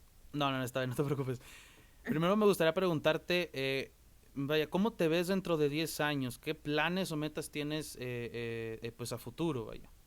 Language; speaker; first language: Spanish; native; Spanish